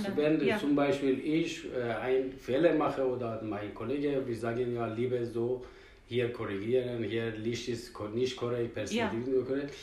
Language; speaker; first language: German; non-native, fluent; Persian